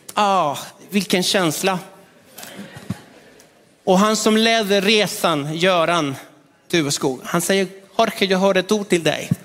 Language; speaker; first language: Swedish; non-native, fluent; Spanish